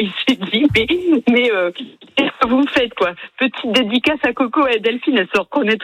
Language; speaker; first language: French; native; French